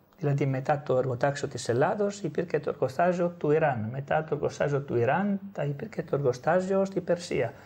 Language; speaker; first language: Greek; non-native, fluent; Italian